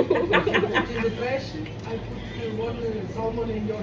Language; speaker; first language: English; non-native, learner; Nepali